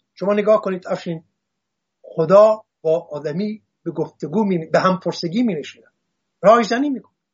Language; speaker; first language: Persian; non-native, local second language; Assyrian Neo-Aramaic